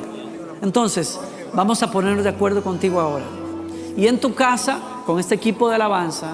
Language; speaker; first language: Spanish; native; Spanish